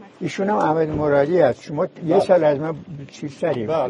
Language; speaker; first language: Persian; native; Persian